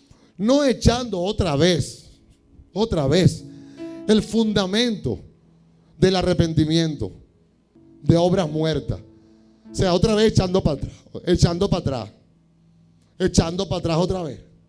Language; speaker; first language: Spanish; native; Spanish